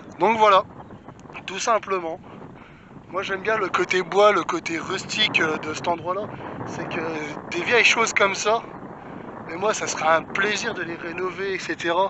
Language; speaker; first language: French; native; French